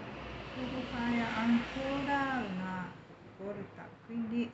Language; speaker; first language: Italian; non-native, learner; Japanese